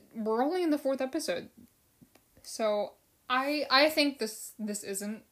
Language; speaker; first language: English; early bilingual, other home language; Filipino